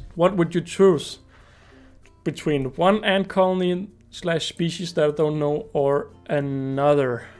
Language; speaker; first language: English; non-native, fluent; Danish